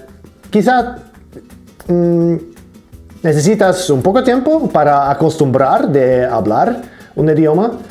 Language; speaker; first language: Spanish; non-native, learner; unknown